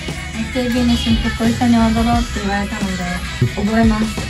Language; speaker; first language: Japanese; native; Japanese